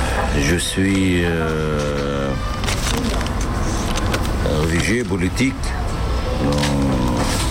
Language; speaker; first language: French; non-native, learner; Arabic